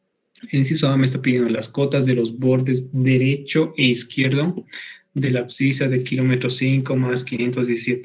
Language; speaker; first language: Spanish; native; Spanish